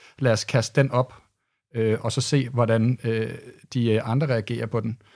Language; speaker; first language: Danish; native; Danish